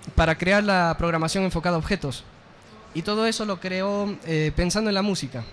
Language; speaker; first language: Spanish; native; Spanish